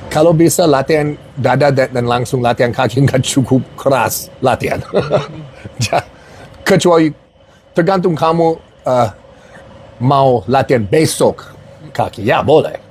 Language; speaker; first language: Indonesian; non-native, learner; English